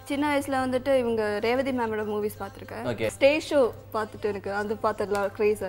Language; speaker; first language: Tamil; non-native, local second language; Malayalam